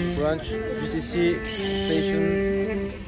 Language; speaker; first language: French; native; French